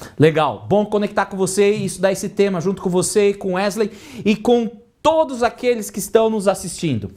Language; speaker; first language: Portuguese; native; Portuguese